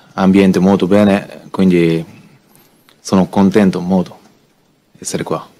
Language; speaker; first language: Italian; non-native, learner; Japanese